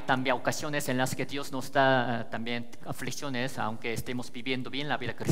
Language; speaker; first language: Spanish; native; Spanish